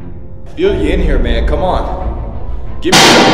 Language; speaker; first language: English; native; English